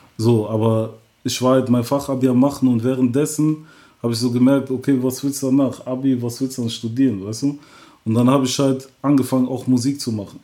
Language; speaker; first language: German; early bilingual, other home language; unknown